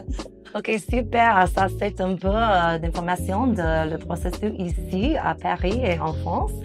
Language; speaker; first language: French; non-native, fluent; English